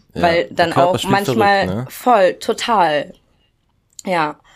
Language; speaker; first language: German; native; German